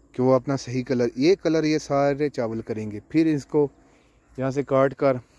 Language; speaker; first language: Urdu; non-native, local second language; Punjabi